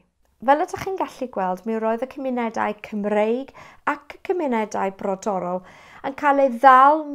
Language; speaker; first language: Welsh; non-native, fluent; English